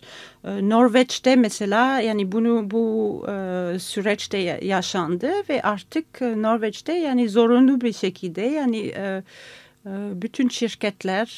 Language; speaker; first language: Turkish; non-native, fluent; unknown